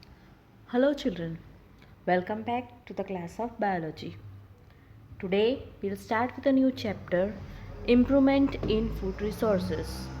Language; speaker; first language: English; non-native, local second language; Hindi